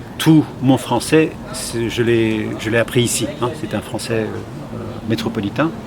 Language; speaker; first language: French; non-native, fluent; Kurdish